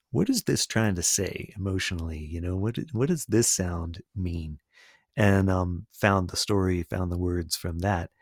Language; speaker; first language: English; native; English